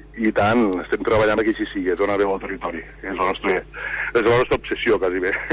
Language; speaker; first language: Catalan; native; Catalan